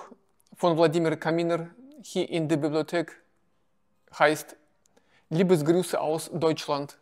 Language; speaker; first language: German; non-native, fluent; Russian